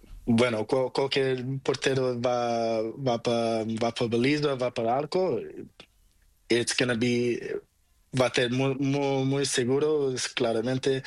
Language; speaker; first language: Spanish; non-native, learner; Portuguese